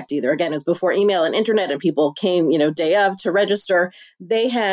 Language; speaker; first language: English; native; English